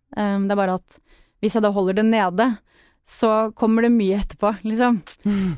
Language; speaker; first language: Norwegian; native; Norwegian